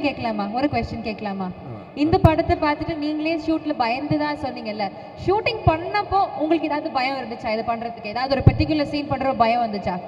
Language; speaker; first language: Tamil; native; Tamil